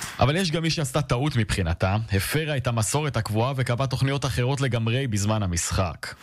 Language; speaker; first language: Hebrew; native; Hebrew